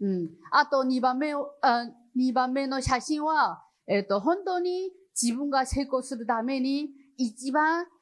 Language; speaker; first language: Japanese; non-native, fluent; Chinese